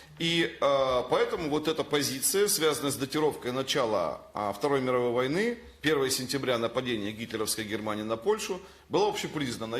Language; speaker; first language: Russian; native; Russian